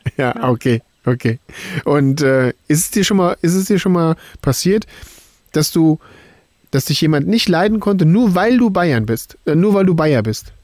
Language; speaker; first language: German; native; German